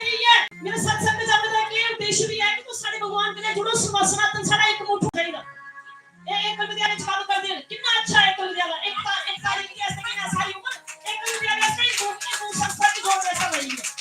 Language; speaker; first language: Hindi; non-native, local second language; Punjabi